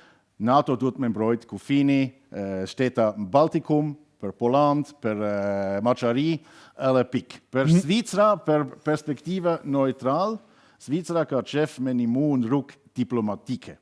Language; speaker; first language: Albanian; non-native, learner; German